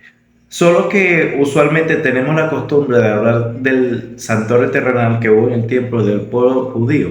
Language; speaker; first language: Spanish; native; Spanish